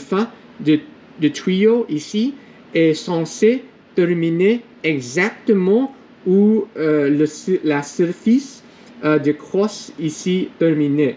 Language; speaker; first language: French; non-native, learner; English